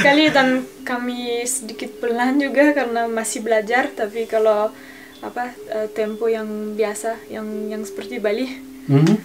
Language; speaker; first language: Indonesian; non-native, learner; French